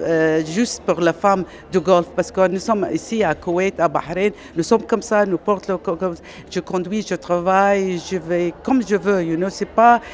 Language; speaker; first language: French; non-native, learner; Arabic